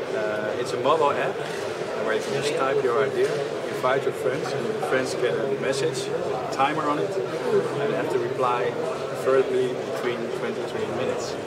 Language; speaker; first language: English; non-native, fluent; Dutch